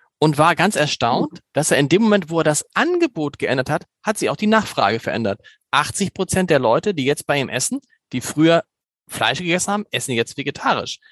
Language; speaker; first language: German; native; German